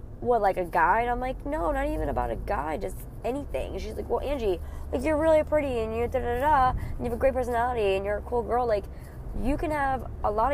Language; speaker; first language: English; native; English